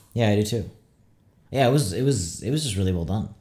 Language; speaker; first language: English; native; English